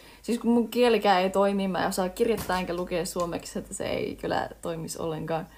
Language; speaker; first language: Finnish; early bilingual, heritage; Finnish